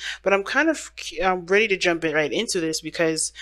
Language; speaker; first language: English; native; English